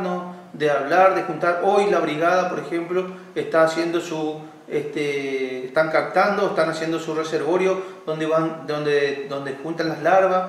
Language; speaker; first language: Spanish; native; Spanish